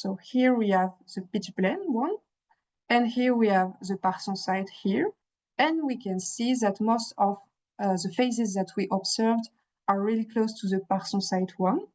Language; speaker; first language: English; non-native, fluent; French